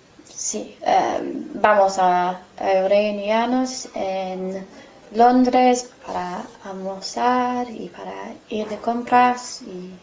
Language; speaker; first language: Spanish; non-native, learner; English